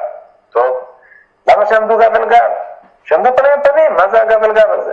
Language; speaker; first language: Hebrew; native; Hebrew